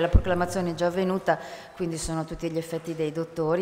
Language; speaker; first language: Italian; native; Italian